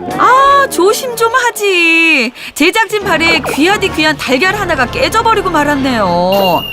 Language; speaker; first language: Korean; native; Korean